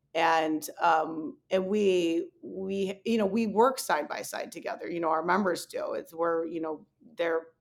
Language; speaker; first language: English; native; English